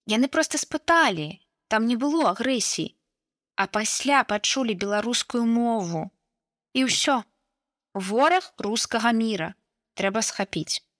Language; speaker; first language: Belarusian; native; Belarusian